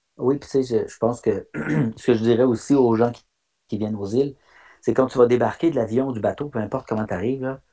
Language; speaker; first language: French; native; French